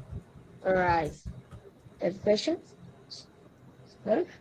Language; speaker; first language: English; non-native, learner; Indonesian